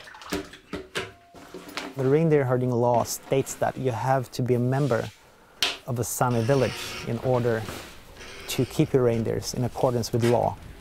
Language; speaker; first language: English; non-native, fluent; Swedish